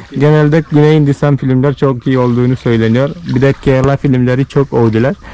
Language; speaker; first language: Turkish; non-native, fluent; Malayalam